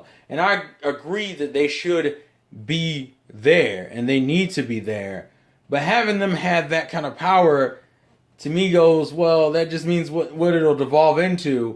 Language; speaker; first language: English; native; English